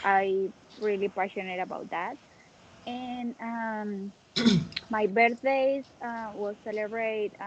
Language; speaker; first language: English; non-native, learner; Spanish